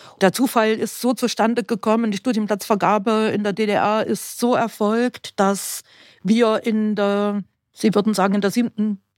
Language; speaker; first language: German; native; German